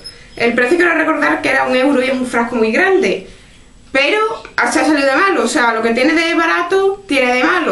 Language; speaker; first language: Spanish; native; Spanish